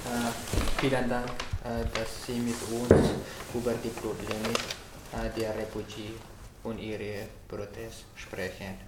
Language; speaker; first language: German; non-native, learner; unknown